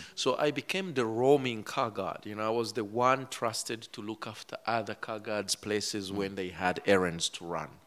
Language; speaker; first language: English; non-native, local second language; Kinyarwanda